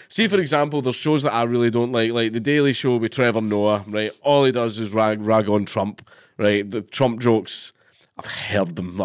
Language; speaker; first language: English; native; English